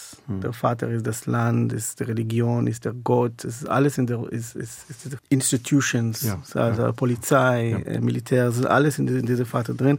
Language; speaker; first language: German; non-native, fluent; Hebrew